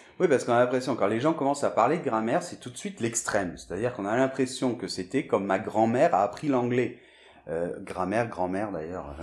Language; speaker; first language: French; native; French